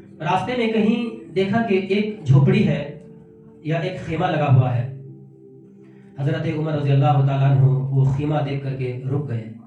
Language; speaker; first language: Urdu; native; Urdu